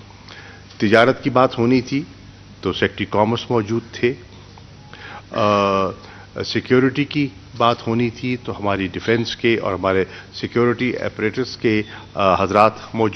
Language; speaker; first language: Urdu; non-native, local second language; Saraiki